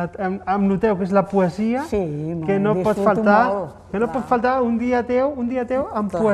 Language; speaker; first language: Catalan; native; Catalan